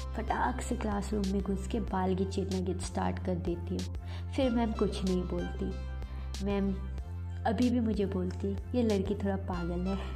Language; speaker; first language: Hindi; non-native, local second language; Assamese